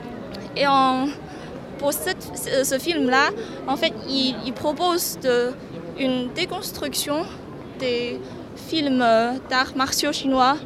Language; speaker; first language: French; non-native, fluent; Chinese